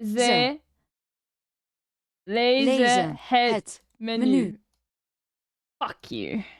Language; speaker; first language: Dutch; non-native, learner; English